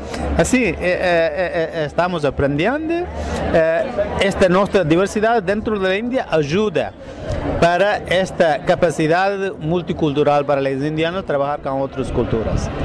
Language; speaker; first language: Spanish; non-native, fluent; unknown